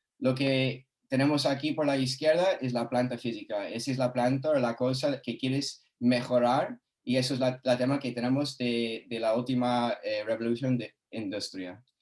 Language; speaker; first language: Spanish; non-native, fluent; English